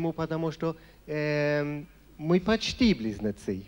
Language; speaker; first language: Russian; non-native, fluent; Swedish